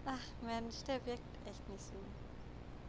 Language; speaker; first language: German; native; German